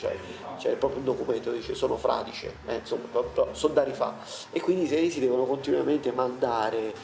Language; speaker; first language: Italian; native; Italian